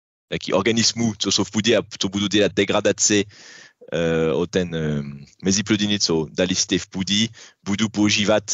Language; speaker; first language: Czech; non-native, learner; French